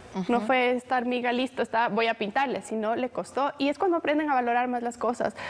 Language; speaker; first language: Spanish; native; Spanish